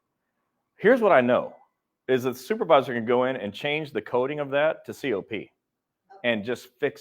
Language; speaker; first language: English; native; English